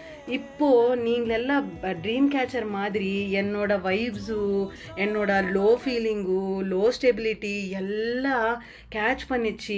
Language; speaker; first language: Tamil; non-native, learner; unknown